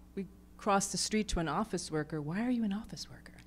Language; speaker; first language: English; native; English